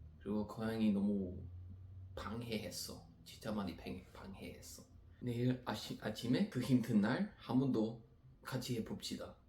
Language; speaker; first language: Korean; non-native, learner; English